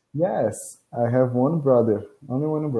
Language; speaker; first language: English; non-native, learner; Portuguese